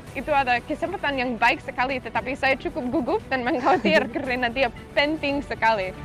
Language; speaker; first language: Indonesian; non-native, learner; English